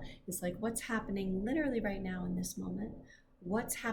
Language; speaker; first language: English; native; English